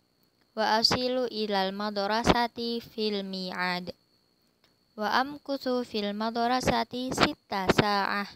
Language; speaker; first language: Arabic; non-native, learner; Indonesian